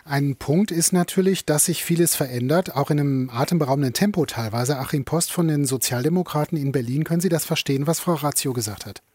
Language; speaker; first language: German; native; German